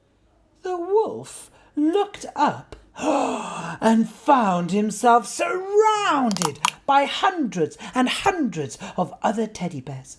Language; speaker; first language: English; native; English